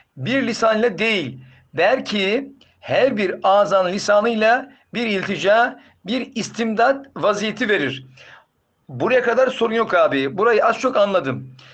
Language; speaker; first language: Turkish; native; Turkish